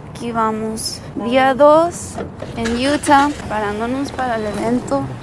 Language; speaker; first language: Spanish; early bilingual, heritage; Spanish